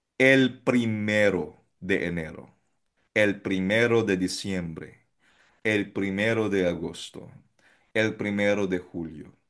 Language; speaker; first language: Spanish; non-native, fluent; Filipino